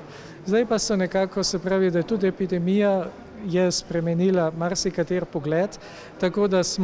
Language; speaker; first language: Slovenian; native; Slovenian